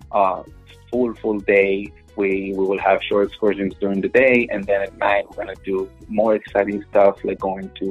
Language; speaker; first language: English; non-native, fluent; Hebrew